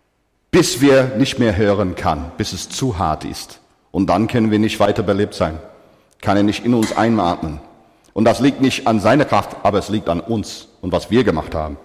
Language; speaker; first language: German; non-native, fluent; English